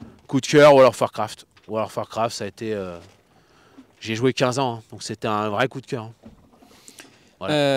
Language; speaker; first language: French; native; French